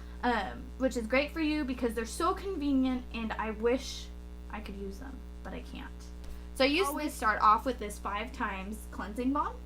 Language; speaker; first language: English; native; English